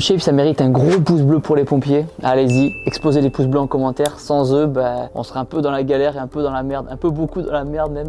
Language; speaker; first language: French; native; French